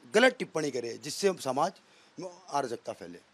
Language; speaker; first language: Hindi; native; Hindi